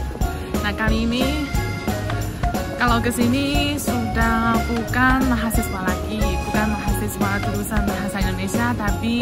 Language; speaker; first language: Indonesian; non-native, fluent; Chinese